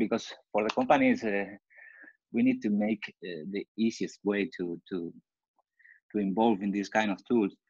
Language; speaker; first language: English; non-native, fluent; Spanish